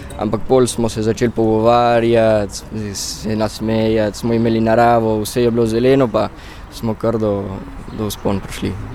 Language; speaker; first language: Slovenian; early bilingual, heritage; Slovenian